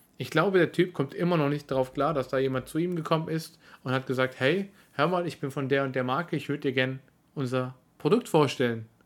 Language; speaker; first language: German; early bilingual, other home language; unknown